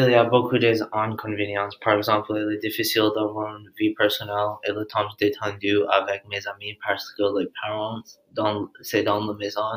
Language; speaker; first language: French; non-native, learner; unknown